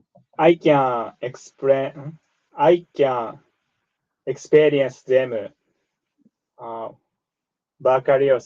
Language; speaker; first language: English; non-native, learner; Japanese